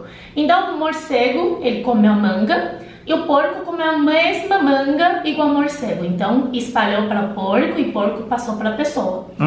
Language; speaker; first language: Portuguese; non-native, fluent; Chinese